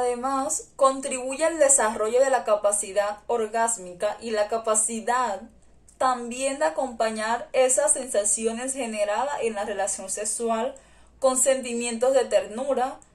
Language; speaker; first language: Spanish; native; Spanish